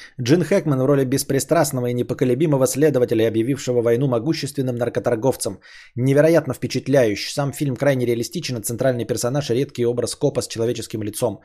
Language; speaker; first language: Russian; native; Russian